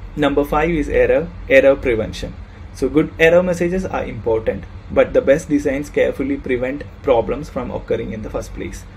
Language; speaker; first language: English; non-native, local second language; Malayalam